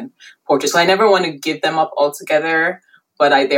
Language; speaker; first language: English; native; English